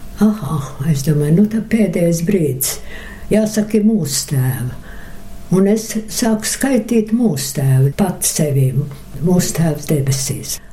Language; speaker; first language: Latvian; early bilingual, other home language; Russian